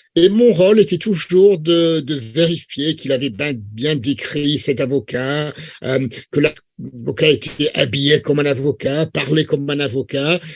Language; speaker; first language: French; non-native, fluent; English